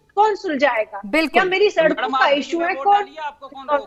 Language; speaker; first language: Hindi; native; Hindi